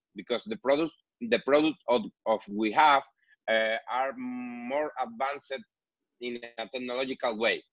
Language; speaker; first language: English; non-native, learner; Spanish